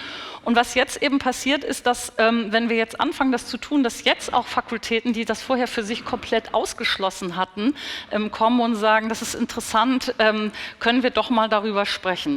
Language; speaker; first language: German; native; German